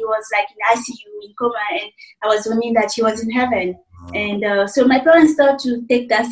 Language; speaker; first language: English; non-native, fluent; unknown